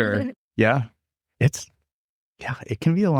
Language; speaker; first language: English; native; English